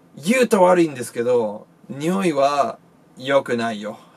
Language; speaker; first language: Japanese; non-native, fluent; English